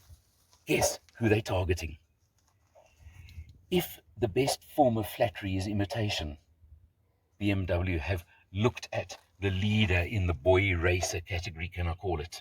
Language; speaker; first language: English; native; English